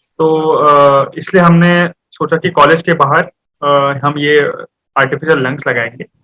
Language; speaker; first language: Hindi; non-native, local second language; Marathi